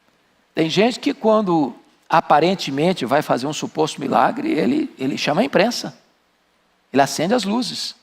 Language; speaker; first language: Portuguese; native; Portuguese